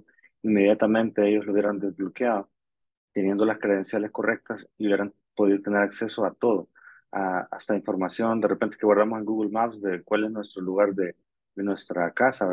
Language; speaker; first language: Spanish; native; Spanish